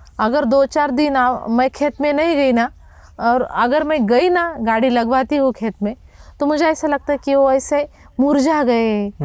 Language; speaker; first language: Hindi; non-native, local second language; Marathi